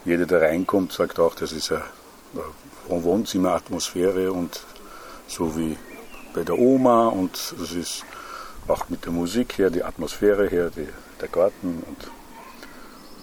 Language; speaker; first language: German; non-native, fluent; Persian